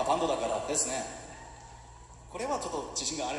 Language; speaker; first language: Japanese; non-native, learner; Korean